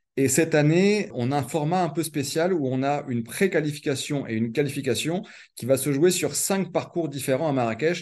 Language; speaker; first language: French; native; French